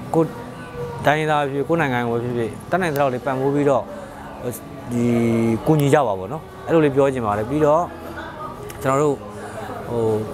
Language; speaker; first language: Burmese; native; Burmese